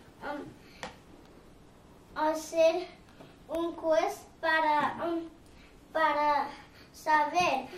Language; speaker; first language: Spanish; non-native, learner; English